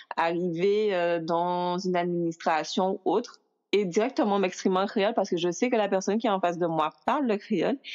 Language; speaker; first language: French; native; French